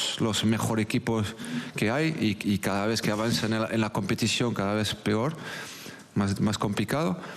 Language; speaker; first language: Spanish; non-native, local second language; French